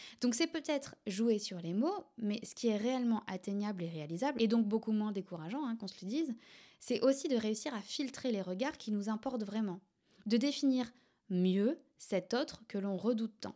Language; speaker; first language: French; native; French